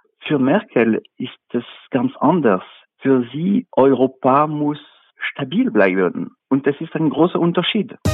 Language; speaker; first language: German; non-native, fluent; French